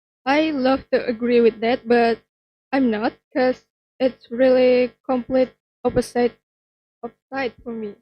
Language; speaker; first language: English; non-native, learner; Indonesian